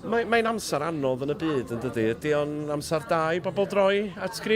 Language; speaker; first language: Welsh; native; Welsh